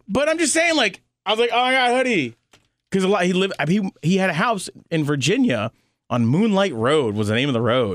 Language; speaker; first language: English; native; English